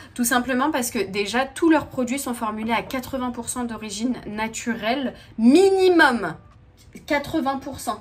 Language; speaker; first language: French; native; French